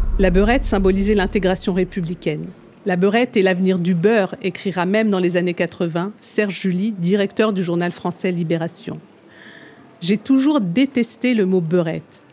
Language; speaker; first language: French; early bilingual, other home language; Arabic